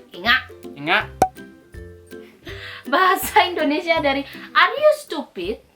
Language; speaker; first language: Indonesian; non-native, local second language; Minangkabau